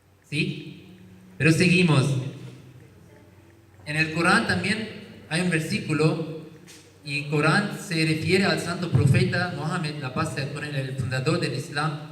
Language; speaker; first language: Spanish; non-native, learner; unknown